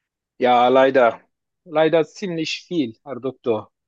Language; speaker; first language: German; non-native, learner; Turkish